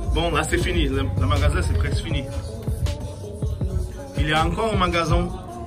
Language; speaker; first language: French; non-native, learner; Portuguese